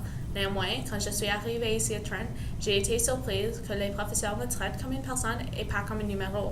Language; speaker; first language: French; non-native, local second language; English